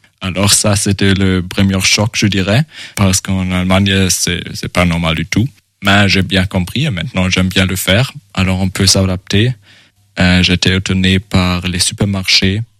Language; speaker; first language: French; non-native, fluent; German